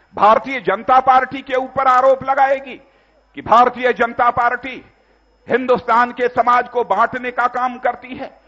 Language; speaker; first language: Hindi; native; Hindi